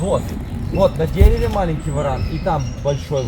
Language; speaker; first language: Russian; native; Russian